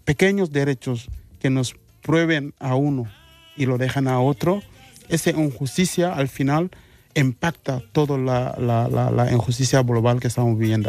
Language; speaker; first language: Spanish; non-native, fluent; Mandingo